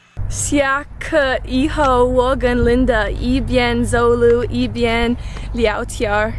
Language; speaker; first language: Chinese; non-native, learner; English